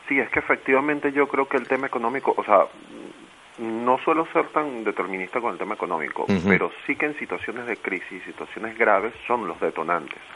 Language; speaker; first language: Spanish; native; Spanish